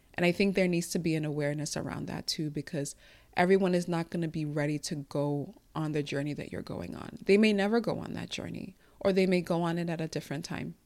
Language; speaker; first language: English; early bilingual, other home language; Igbo